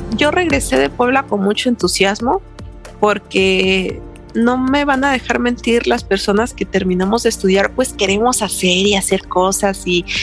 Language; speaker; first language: Spanish; native; Spanish